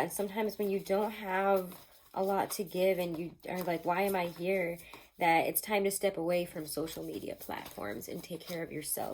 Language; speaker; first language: English; native; English